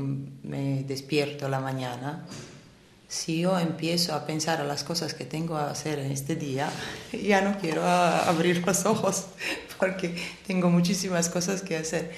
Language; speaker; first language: Spanish; non-native, fluent; Armenian